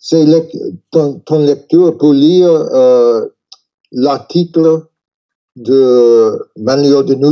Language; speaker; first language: French; non-native, learner; English